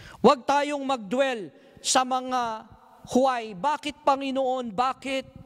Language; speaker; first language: Filipino; native; Filipino